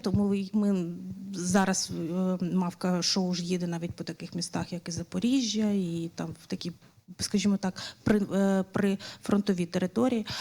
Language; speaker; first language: Ukrainian; native; Ukrainian